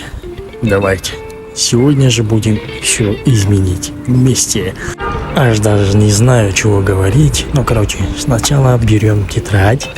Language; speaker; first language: Russian; non-native, local second language; Kazakh